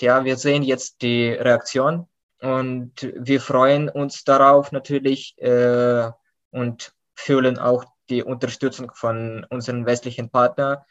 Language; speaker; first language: German; non-native, fluent; Ukrainian